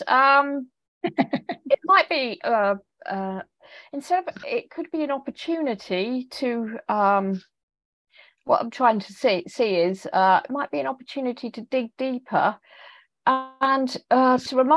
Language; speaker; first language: English; native; English